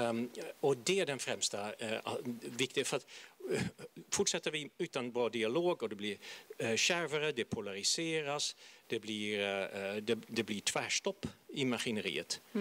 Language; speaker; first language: Swedish; non-native, fluent; Dutch